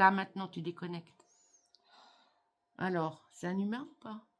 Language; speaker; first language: French; native; French